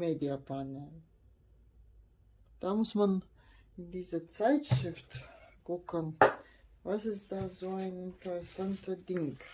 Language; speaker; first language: German; non-native, learner; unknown